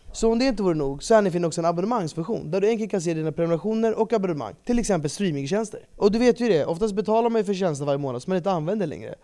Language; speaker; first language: Swedish; native; Swedish